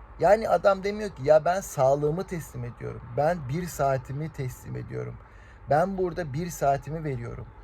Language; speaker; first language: Turkish; native; Turkish